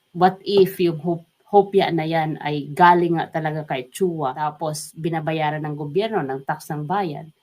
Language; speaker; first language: Filipino; non-native, local second language; Waray